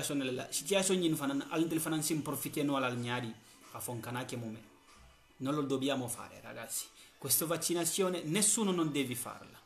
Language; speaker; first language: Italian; non-native, learner; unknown